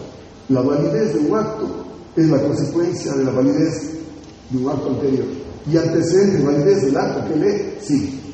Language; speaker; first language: Spanish; native; Spanish